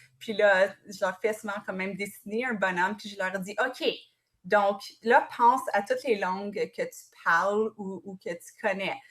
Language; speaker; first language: French; native; French